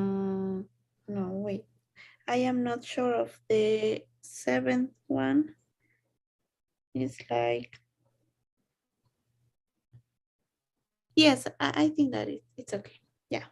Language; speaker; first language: English; non-native, learner; Spanish